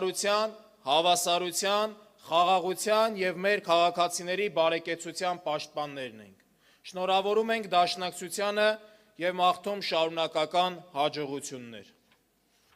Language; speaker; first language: Armenian; native; Armenian